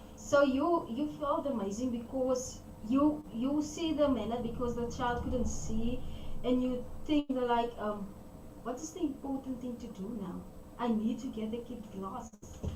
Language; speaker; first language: English; non-native, local second language; Afrikaans